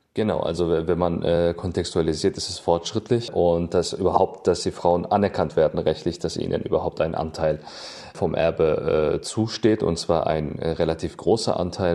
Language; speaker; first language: German; native; German